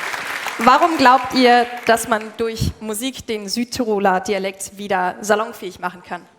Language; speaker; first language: German; native; German